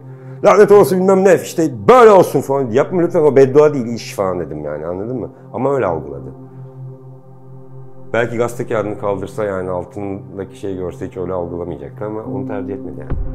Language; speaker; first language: Turkish; native; Turkish